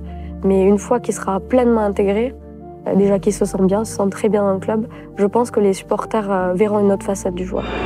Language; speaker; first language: French; native; French